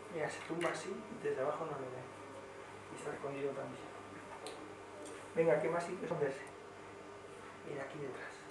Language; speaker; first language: Spanish; native; Spanish